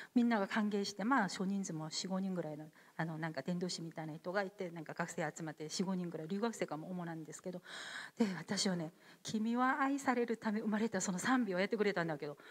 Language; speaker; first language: Japanese; non-native, fluent; Korean